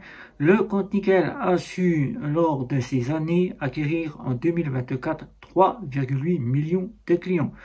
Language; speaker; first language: French; native; French